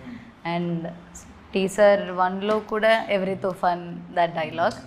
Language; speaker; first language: Telugu; non-native, learner; Malayalam